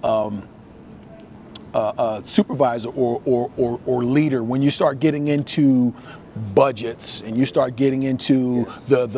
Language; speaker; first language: English; native; English